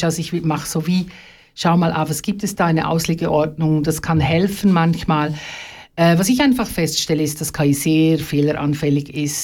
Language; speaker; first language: German; native; German